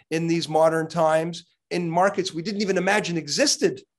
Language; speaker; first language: English; native; English